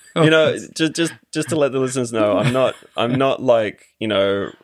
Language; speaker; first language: English; native; English